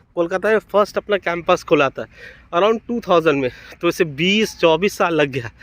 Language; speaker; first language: Hindi; non-native, local second language; Bangla